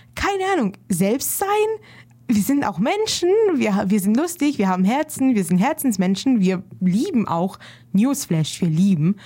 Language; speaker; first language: German; early bilingual, other home language; Romanian